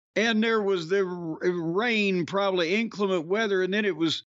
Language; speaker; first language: English; native; English